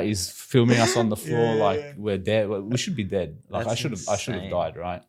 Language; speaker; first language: English; native; English